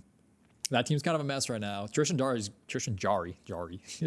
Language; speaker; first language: English; native; English